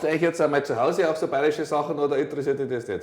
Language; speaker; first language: German; native; German